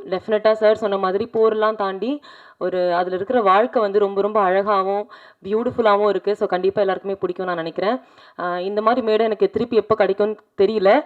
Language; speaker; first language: Tamil; native; Tamil